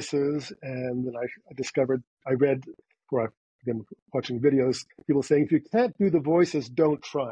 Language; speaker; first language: English; native; English